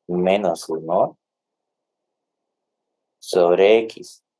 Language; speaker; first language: Spanish; native; Spanish